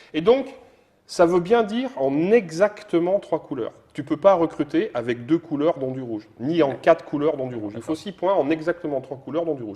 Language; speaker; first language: French; native; French